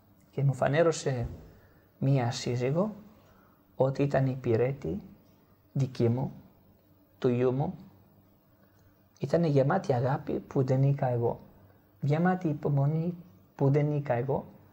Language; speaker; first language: Greek; non-native, fluent; Italian